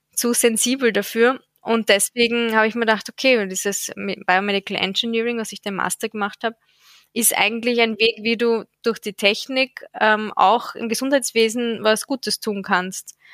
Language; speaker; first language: German; native; German